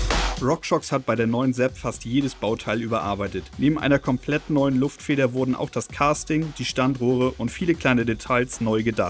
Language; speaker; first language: German; native; German